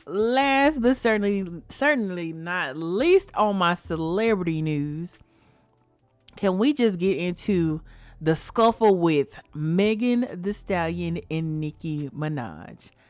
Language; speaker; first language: English; native; English